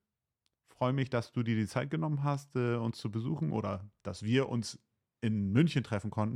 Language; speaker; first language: German; native; German